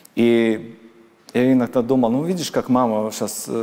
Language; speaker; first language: Russian; non-native, local second language; Latvian